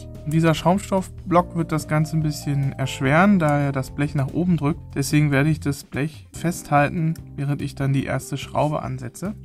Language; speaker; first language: German; native; German